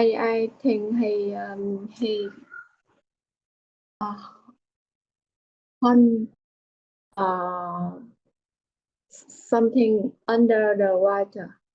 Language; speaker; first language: English; non-native, learner; Vietnamese